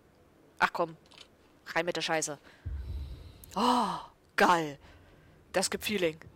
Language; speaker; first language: German; native; German